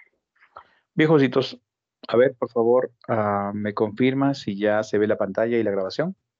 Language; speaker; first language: Spanish; native; Spanish